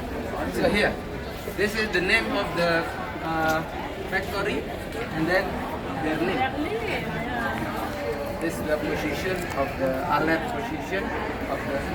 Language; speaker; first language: English; non-native, learner; Indonesian